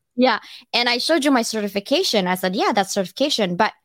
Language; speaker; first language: English; early bilingual, other home language; Cebuano